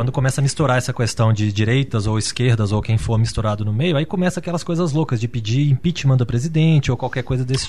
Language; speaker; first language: Portuguese; native; Portuguese